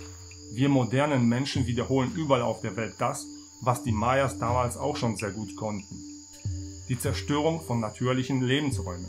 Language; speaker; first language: German; native; German